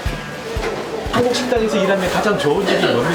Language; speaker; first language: Korean; native; Korean